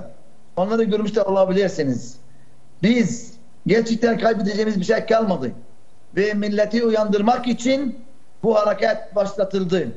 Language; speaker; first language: Turkish; non-native, fluent; Arabic